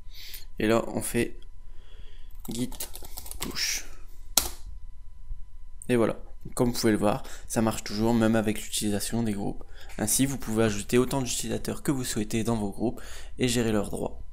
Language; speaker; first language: French; native; French